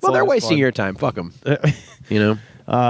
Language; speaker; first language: English; native; English